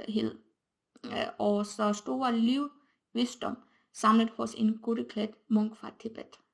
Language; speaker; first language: Danish; non-native, fluent; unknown